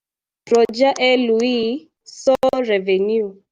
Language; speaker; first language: French; non-native, learner; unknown